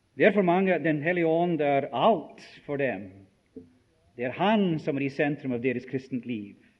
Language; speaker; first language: Norwegian; non-native, fluent; English